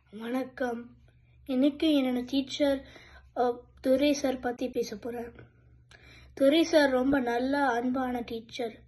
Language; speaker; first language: Tamil; early bilingual, heritage; Tamil